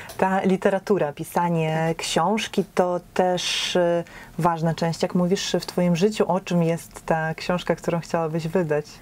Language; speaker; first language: Polish; native; Polish